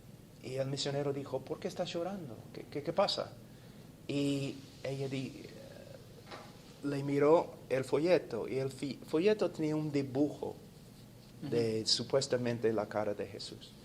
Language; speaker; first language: Spanish; non-native, fluent; English